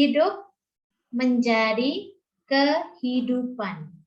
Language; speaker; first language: Indonesian; native; Indonesian